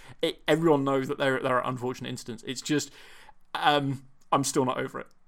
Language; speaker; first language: English; native; English